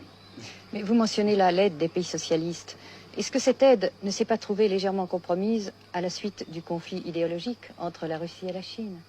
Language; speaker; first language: French; native; French